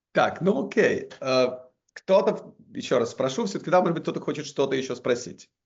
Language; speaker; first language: Russian; native; Russian